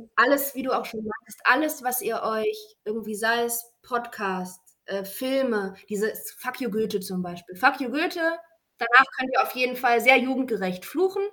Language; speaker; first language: German; native; German